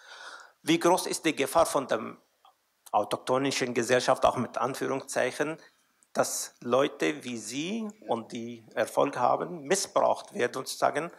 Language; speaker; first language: German; non-native, fluent; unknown